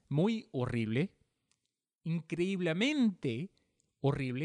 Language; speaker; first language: Spanish; non-native, learner; English